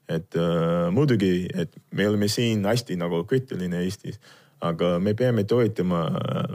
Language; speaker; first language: Estonian; non-native, fluent; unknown